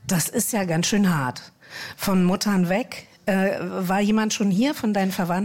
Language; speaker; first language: German; native; German